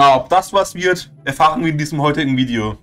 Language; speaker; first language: German; native; German